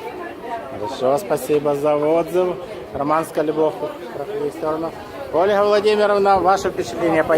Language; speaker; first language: Russian; native; Russian